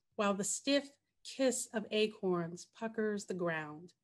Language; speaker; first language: English; native; English